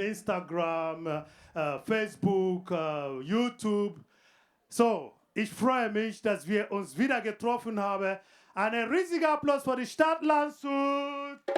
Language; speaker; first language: German; non-native, fluent; Igbo